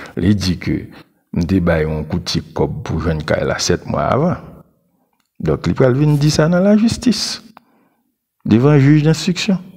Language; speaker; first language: French; non-native, local second language; Haitian Creole